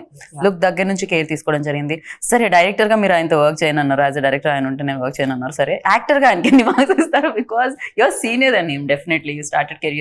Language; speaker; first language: Telugu; native; Telugu